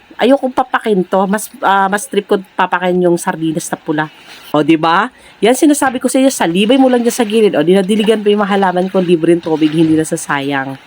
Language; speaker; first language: Filipino; non-native, local second language; Cebuano